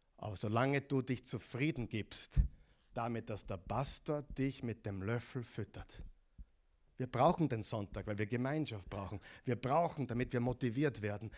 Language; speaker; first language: German; non-native, fluent; English